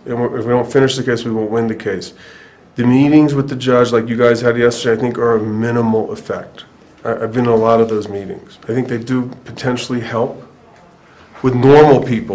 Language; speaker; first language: English; native; English